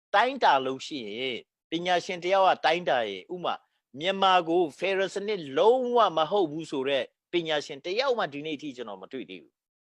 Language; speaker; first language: Burmese; non-native, local second language; Hakha Chin